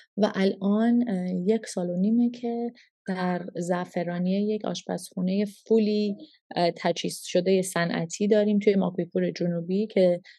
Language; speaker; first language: Persian; early bilingual, heritage; Persian